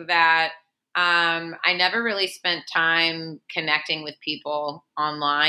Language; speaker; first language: English; native; English